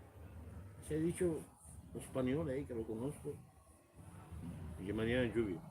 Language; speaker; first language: Spanish; non-native, learner; Romanian